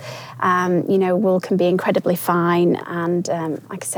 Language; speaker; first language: English; native; English